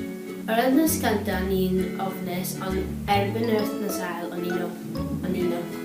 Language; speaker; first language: Welsh; non-native, local second language; English